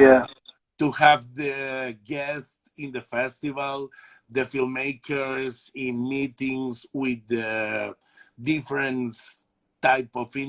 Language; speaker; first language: English; non-native, learner; Spanish